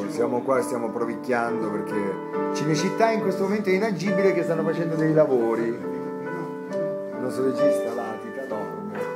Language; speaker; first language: Italian; native; Italian